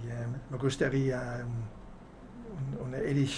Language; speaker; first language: Spanish; non-native, fluent; Dutch